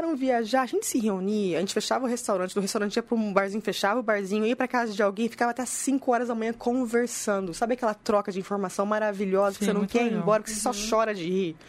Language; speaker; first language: Portuguese; native; Portuguese